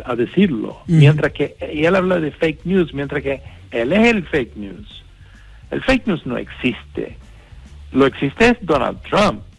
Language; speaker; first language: Spanish; non-native, fluent; English